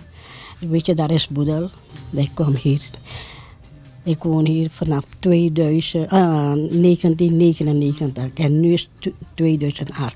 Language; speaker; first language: Dutch; non-native, local second language; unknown